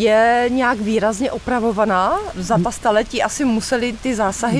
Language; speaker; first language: Czech; native; Czech